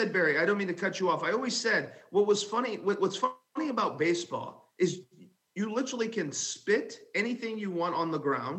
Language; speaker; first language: English; native; English